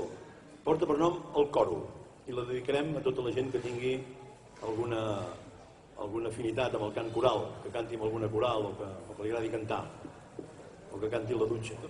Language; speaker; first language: Catalan; native; Catalan